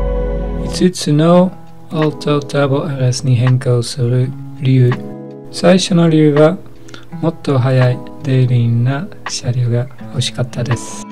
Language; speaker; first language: Japanese; non-native, fluent; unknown